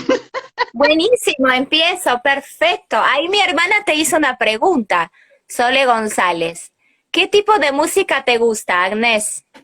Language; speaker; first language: Spanish; early bilingual, heritage; Spanish